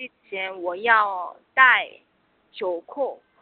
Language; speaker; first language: Chinese; non-native, learner; Korean